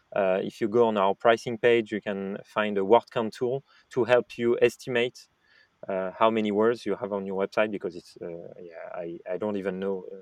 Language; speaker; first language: English; non-native, fluent; French